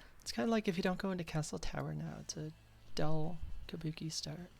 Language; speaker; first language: English; native; English